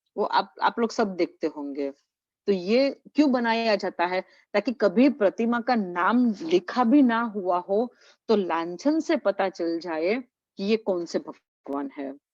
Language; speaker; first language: Hindi; non-native, local second language; Gujarati